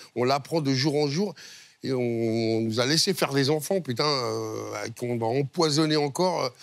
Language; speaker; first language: French; native; French